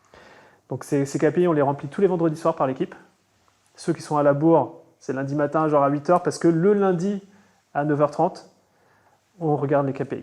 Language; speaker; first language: French; native; French